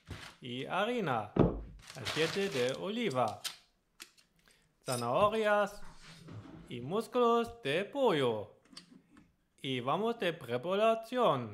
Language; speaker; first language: Spanish; non-native, learner; German